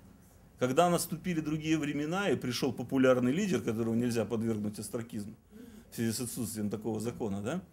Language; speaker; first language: Russian; native; Russian